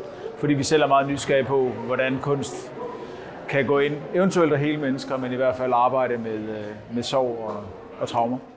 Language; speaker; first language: Danish; native; Danish